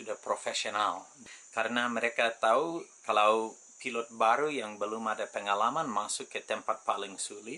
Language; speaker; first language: Indonesian; non-native, fluent; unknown